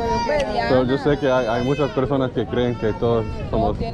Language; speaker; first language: Spanish; non-native, learner; English